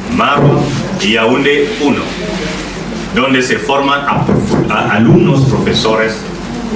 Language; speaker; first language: Spanish; non-native, fluent; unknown